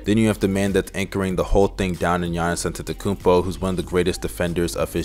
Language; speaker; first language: English; native; English